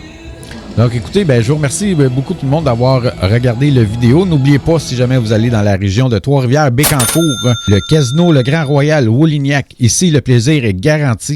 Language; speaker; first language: French; native; French